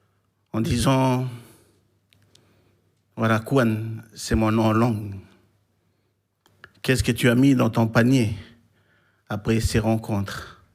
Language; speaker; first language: French; non-native, local second language; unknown